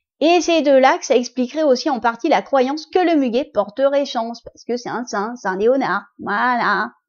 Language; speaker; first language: French; native; French